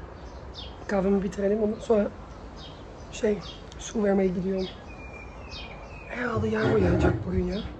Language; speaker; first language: Turkish; early bilingual, heritage; Turkish